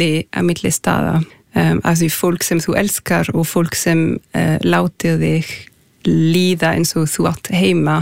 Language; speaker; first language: Icelandic; non-native, fluent; French